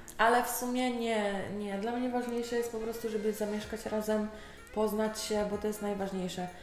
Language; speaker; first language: Polish; native; Polish